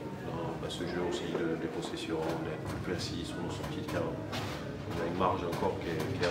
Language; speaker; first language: French; native; French